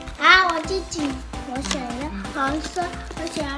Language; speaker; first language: Chinese; early bilingual, other home language; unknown